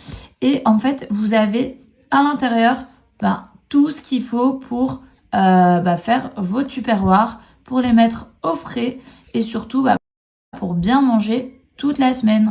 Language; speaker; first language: French; native; French